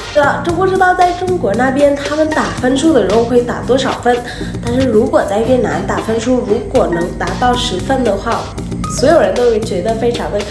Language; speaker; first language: Chinese; non-native, fluent; Vietnamese